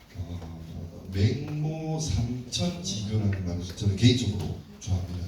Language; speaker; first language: Korean; native; Korean